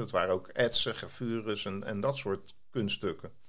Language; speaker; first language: Dutch; native; Dutch